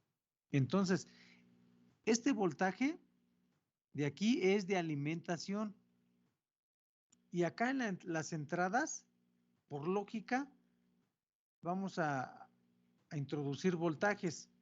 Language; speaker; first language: Spanish; native; Spanish